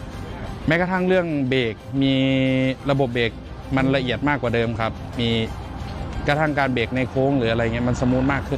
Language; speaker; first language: Thai; native; Thai